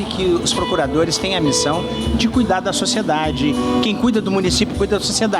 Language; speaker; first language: Portuguese; native; Portuguese